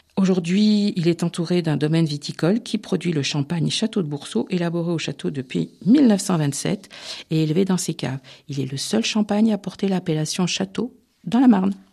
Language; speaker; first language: French; native; French